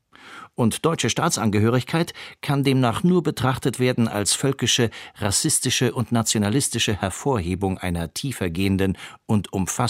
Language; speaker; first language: German; native; German